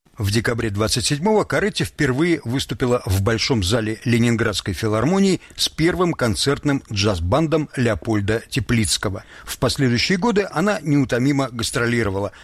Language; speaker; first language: Russian; native; Russian